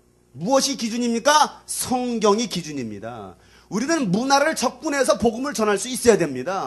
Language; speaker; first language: Korean; native; Korean